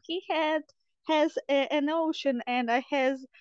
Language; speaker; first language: English; non-native, fluent; Ukrainian